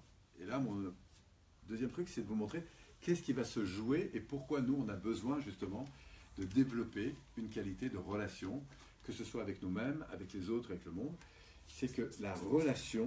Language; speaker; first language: French; native; French